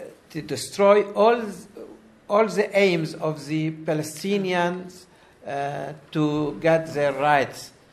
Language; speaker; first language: English; non-native, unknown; Arabic